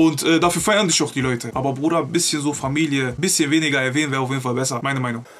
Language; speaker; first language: German; early bilingual, other home language; Turkish